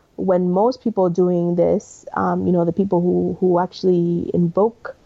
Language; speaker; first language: English; early bilingual, other home language; Spanish